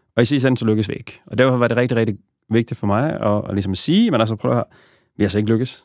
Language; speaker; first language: Danish; early bilingual, other home language; Bosnian